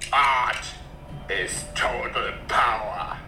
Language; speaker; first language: Icelandic; early bilingual, heritage; German